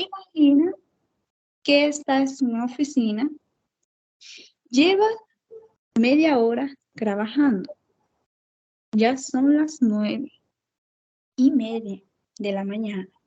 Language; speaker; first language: Spanish; non-native, fluent; Portuguese